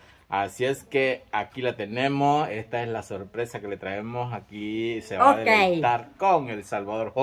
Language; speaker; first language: Spanish; native; Spanish